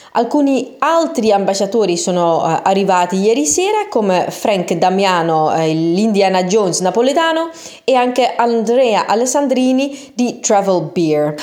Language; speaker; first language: Italian; non-native, fluent; Dutch